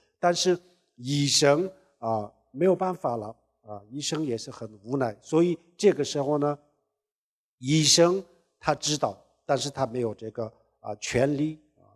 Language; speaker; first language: Chinese; non-native, local second language; Tibetan